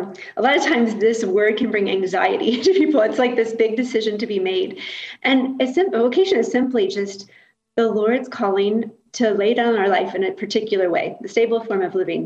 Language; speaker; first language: English; native; English